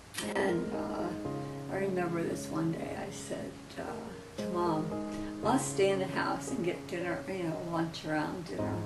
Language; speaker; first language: English; native; English